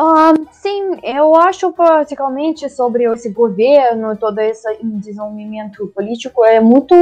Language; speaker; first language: Portuguese; non-native, learner; Russian